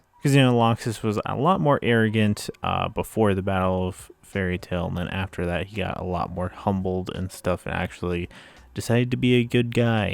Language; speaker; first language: English; native; English